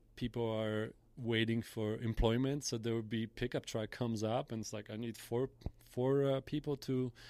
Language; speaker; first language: English; non-native, fluent; Polish